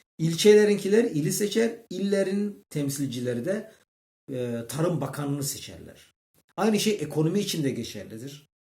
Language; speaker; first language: Turkish; early bilingual, heritage; Turkish